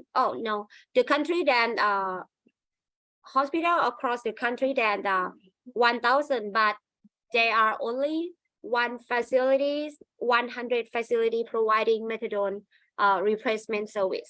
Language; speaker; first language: English; non-native, learner; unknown